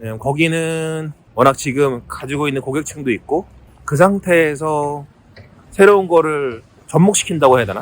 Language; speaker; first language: Korean; native; Korean